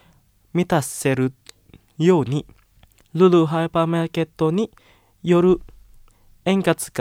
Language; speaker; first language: Japanese; non-native, fluent; Indonesian